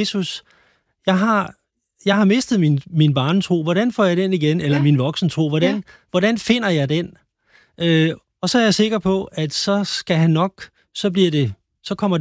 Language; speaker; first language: Danish; native; Danish